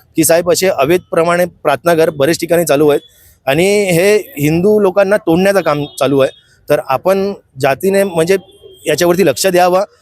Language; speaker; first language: Marathi; native; Marathi